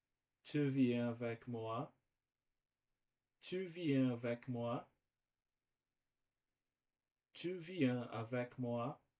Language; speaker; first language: French; non-native, learner; Portuguese